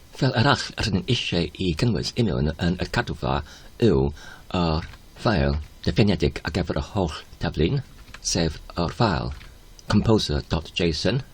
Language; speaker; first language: Welsh; non-native, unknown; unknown